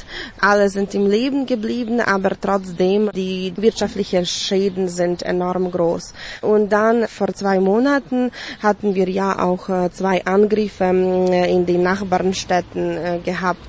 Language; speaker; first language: German; early bilingual, heritage; German